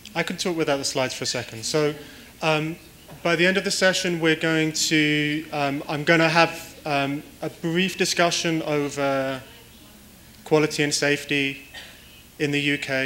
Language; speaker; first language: English; native; English